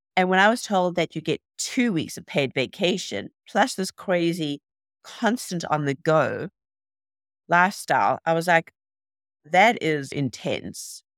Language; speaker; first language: English; native; English